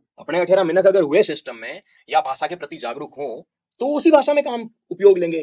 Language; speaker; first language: Hindi; non-native, local second language; Rajasthani